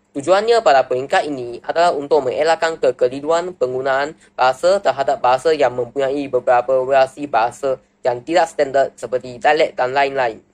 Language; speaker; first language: Malay; non-native, local second language; Chinese